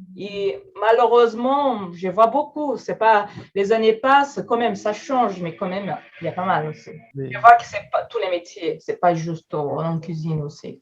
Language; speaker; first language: French; non-native, fluent; Portuguese